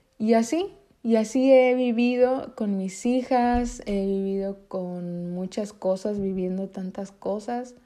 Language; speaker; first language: Spanish; native; Spanish